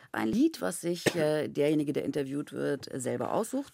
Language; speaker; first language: German; native; German